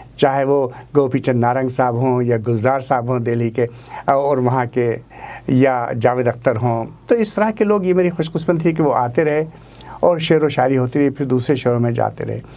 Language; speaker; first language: Urdu; native; Urdu